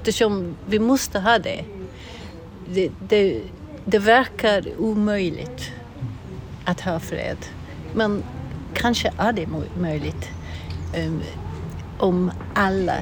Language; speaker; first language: Swedish; non-native, fluent; English